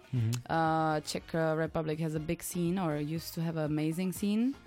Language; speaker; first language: English; non-native, fluent; Czech